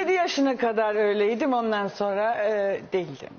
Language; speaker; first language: Turkish; non-native, fluent; English